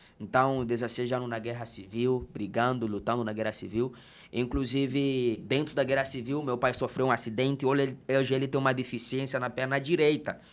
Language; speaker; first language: Portuguese; non-native, local second language; Makhuwa